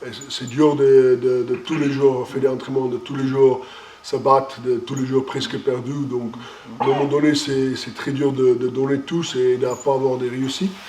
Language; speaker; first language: French; non-native, fluent; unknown